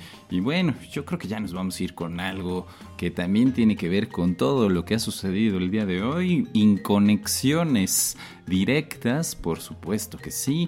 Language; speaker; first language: Spanish; native; Spanish